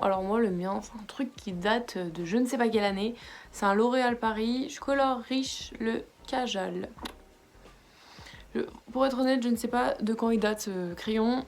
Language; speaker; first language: French; native; French